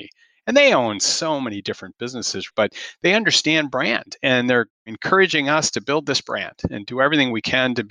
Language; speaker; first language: English; native; English